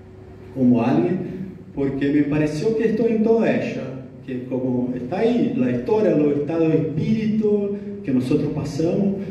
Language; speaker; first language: Spanish; non-native, learner; Portuguese